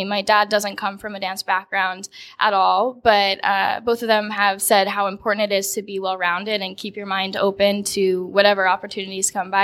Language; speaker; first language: English; native; English